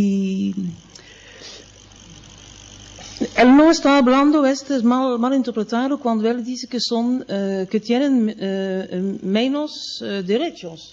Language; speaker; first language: Spanish; non-native, fluent; Dutch